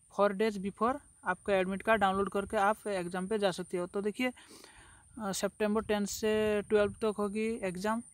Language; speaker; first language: Hindi; non-native, local second language; Assamese